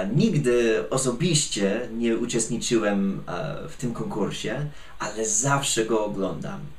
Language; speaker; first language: Polish; non-native, fluent; English